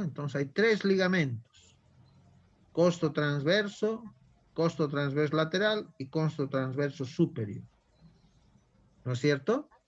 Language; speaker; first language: Spanish; native; Spanish